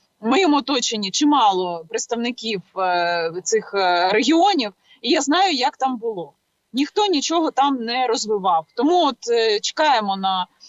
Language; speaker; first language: Ukrainian; native; Ukrainian